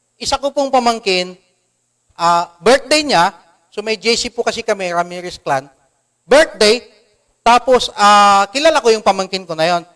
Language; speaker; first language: Filipino; non-native, local second language; Cebuano